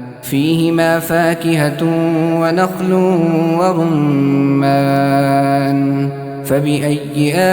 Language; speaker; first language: Arabic; native; Arabic